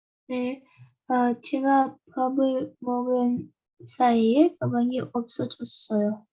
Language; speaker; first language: Korean; non-native, learner; Russian